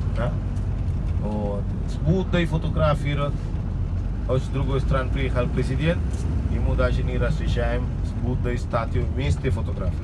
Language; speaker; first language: Russian; non-native, learner; Sinhala